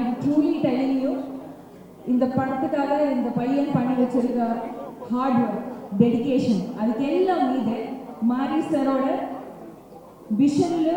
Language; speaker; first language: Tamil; non-native, learner; Malayalam